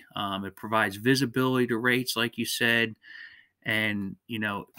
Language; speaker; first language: English; native; English